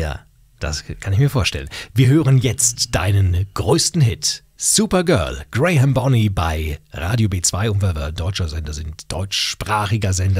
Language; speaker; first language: German; native; German